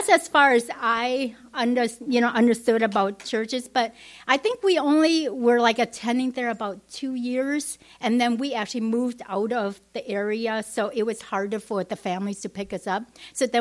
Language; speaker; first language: English; non-native, fluent; Vietnamese